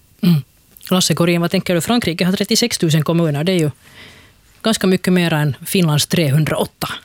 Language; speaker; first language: Swedish; native; Swedish